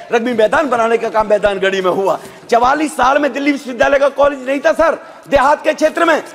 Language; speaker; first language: Hindi; native; Hindi